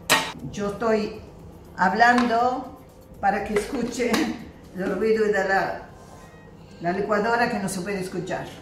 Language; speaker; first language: Spanish; non-native, fluent; Arabic